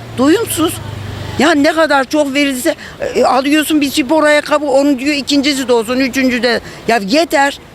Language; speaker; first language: Turkish; native; Turkish